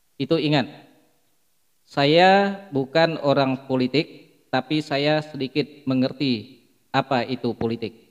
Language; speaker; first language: Indonesian; non-native, local second language; Iban